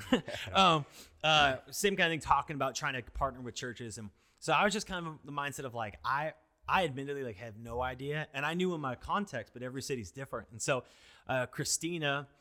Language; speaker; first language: English; native; English